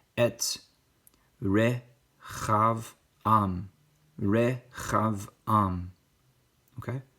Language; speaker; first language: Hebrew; non-native, learner; English